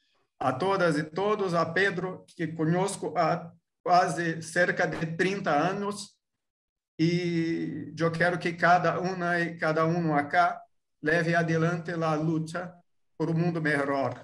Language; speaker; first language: Portuguese; non-native, fluent; Spanish